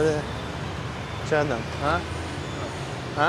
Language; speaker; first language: English; non-native, learner; Russian